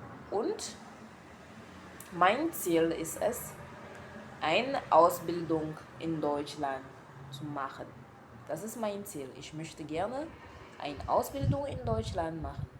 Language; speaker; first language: German; non-native, learner; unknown